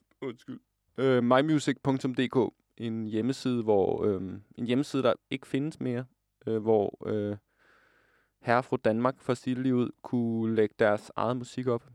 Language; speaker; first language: Danish; native; Danish